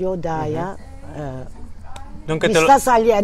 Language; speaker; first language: Spanish; early bilingual, heritage; Turkish